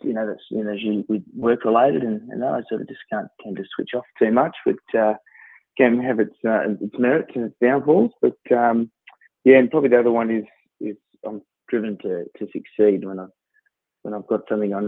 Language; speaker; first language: English; native; English